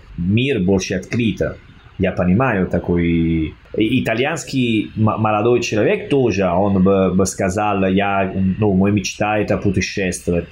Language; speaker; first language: Russian; non-native, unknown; Italian